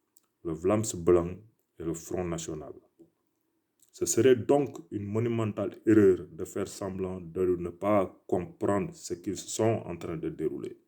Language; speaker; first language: French; non-native, local second language; Wolof